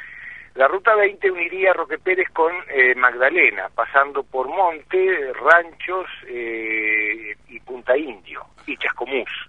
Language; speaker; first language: Spanish; native; Spanish